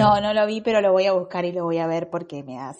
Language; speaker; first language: Spanish; native; Spanish